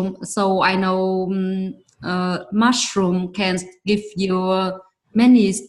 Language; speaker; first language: English; non-native, learner; Vietnamese